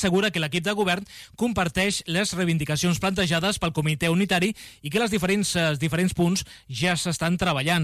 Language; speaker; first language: Catalan; native; Catalan